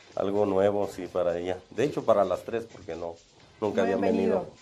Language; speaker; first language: Spanish; native; Spanish